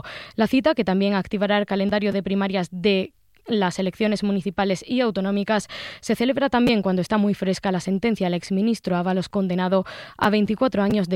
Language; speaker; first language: Spanish; native; Spanish